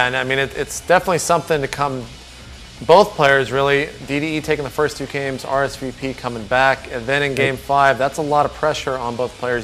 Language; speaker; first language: English; native; English